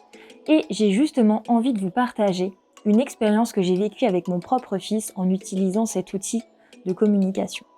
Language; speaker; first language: French; native; French